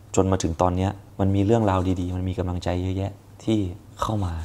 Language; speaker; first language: Thai; native; Thai